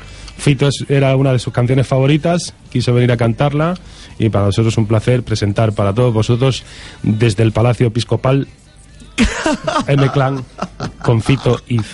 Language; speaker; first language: Spanish; native; Spanish